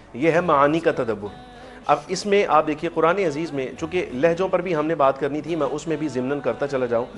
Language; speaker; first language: Urdu; native; Urdu